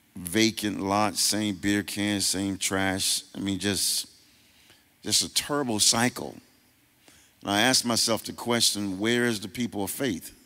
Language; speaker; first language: English; native; English